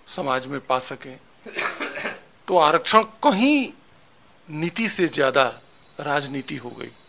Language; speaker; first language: Hindi; native; Hindi